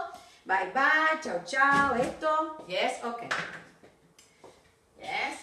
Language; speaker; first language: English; non-native, fluent; Spanish